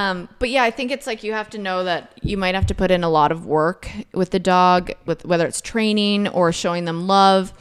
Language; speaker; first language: English; native; English